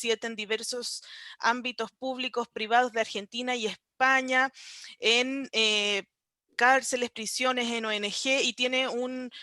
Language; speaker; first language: Spanish; native; Spanish